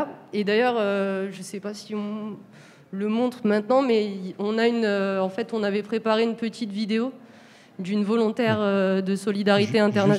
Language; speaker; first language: French; native; French